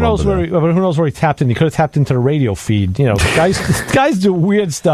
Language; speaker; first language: English; native; English